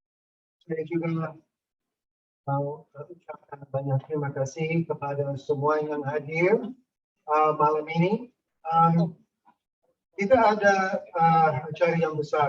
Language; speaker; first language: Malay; non-native, fluent; English